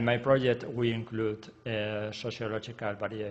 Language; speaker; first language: English; non-native, learner; Spanish